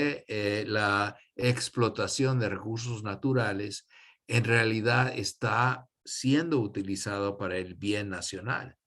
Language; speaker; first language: Spanish; non-native, fluent; English